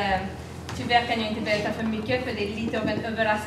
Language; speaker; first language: Swedish; non-native, fluent; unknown